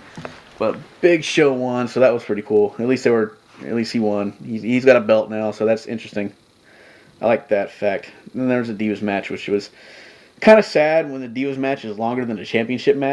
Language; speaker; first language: English; native; English